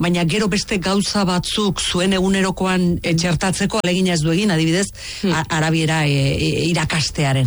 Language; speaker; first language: Basque; native; Basque